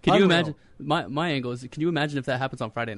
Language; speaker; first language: English; native; English